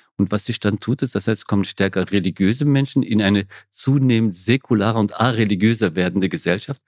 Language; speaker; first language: German; early bilingual, other home language; Kurdish